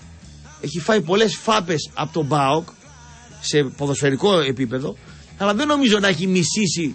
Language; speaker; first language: Greek; native; Greek